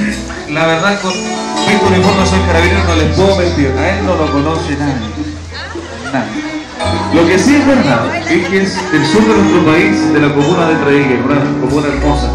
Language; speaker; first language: Spanish; native; Spanish